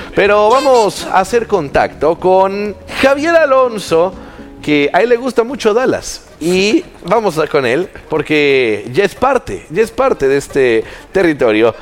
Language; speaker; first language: Spanish; native; Spanish